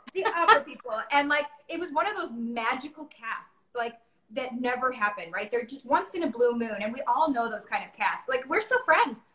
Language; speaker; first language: English; native; English